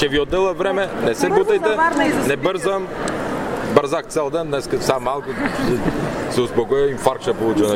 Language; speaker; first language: Bulgarian; native; Bulgarian